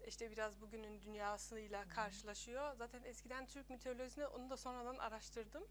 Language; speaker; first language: Turkish; early bilingual, heritage; Turkish